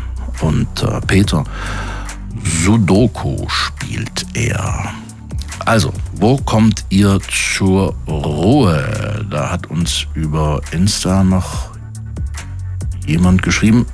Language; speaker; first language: German; native; German